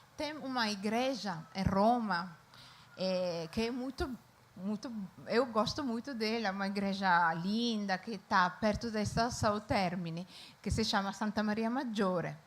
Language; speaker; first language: Portuguese; non-native, fluent; Italian